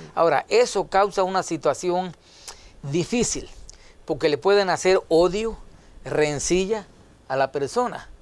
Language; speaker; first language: Spanish; native; Spanish